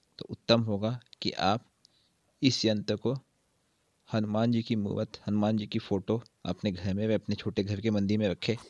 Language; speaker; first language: Hindi; native; Hindi